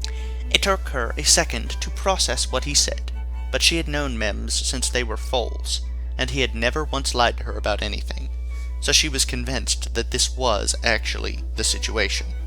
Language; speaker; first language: English; native; English